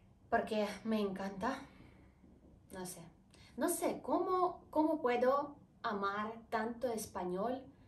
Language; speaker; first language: Spanish; non-native, fluent; Ukrainian